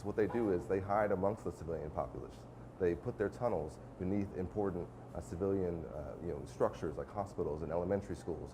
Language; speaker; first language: English; native; English